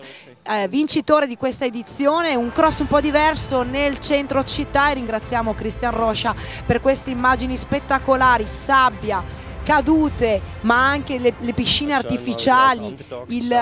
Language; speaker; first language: Italian; native; Italian